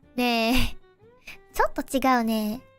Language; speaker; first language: Japanese; non-native, learner; Indonesian